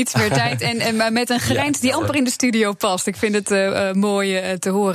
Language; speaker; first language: Dutch; native; Dutch